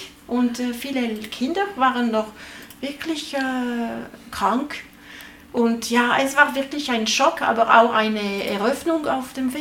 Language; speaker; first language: German; non-native, learner; French